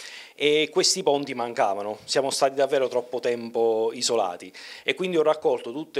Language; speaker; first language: Italian; native; Italian